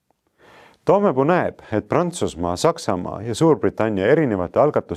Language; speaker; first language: Estonian; native; Estonian